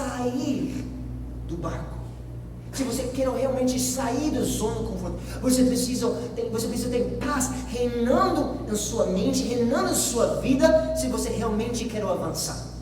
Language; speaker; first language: Portuguese; non-native, fluent; English